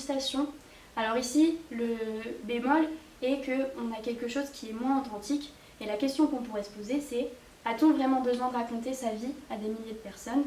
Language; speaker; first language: French; native; French